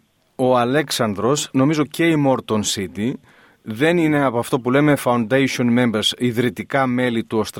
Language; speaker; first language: Greek; native; Greek